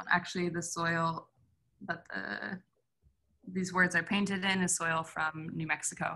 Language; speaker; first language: English; native; English